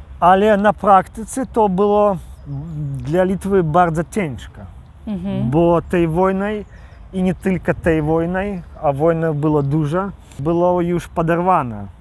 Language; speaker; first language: Polish; non-native, local second language; Belarusian